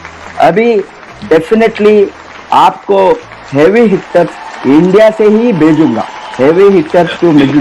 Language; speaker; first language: Hindi; non-native, local second language; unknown